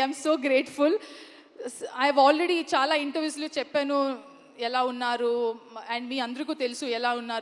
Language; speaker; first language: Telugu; non-native, learner; Kannada